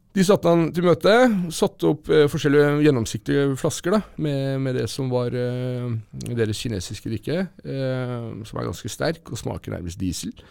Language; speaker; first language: Norwegian; early bilingual, other home language; Persian